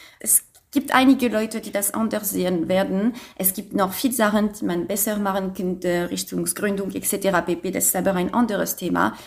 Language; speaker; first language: German; non-native, fluent; French